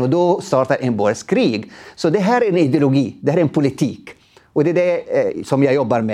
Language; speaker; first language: Swedish; non-native, fluent; Arabic